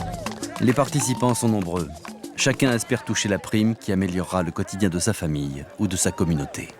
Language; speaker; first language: French; native; French